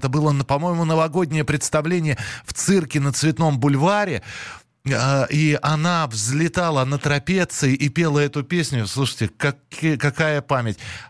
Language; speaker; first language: Russian; native; Russian